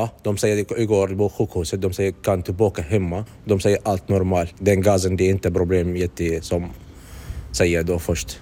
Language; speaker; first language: Swedish; non-native, learner; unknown